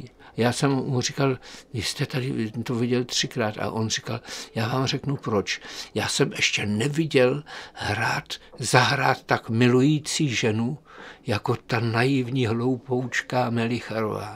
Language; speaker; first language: Czech; native; Czech